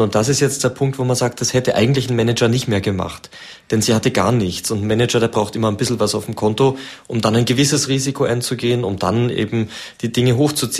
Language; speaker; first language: German; native; German